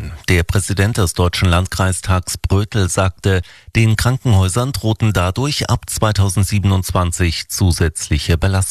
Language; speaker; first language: German; native; German